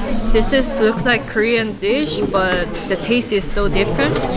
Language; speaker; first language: English; non-native, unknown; Korean